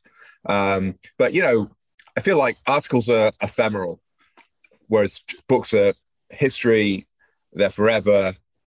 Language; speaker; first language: English; native; English